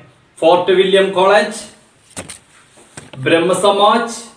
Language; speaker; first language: Hindi; non-native, local second language; Malayalam